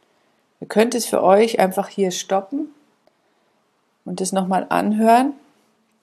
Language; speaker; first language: German; native; German